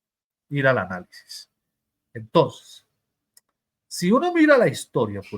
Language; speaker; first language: Spanish; native; Spanish